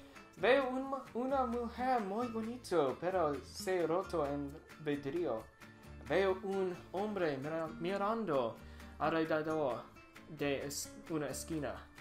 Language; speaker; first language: Spanish; non-native, learner; English